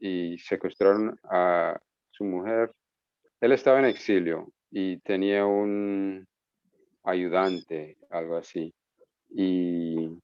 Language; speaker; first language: Spanish; non-native, fluent; English